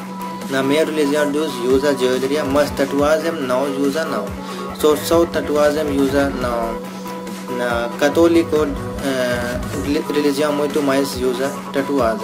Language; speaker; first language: Portuguese; non-native, learner; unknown